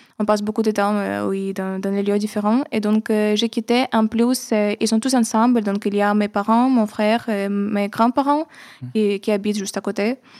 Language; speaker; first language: French; non-native, fluent; Ukrainian